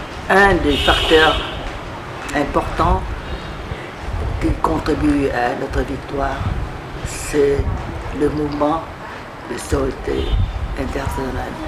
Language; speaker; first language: French; non-native, local second language; Vietnamese